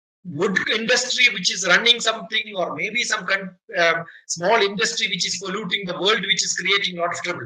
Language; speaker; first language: English; non-native, local second language; Malayalam